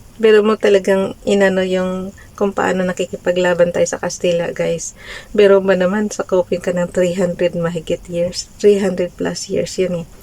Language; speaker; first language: Filipino; native; Filipino